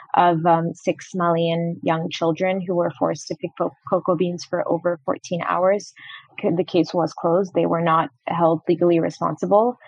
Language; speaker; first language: English; non-native, fluent; Arabic